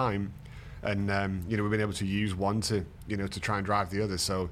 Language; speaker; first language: English; native; English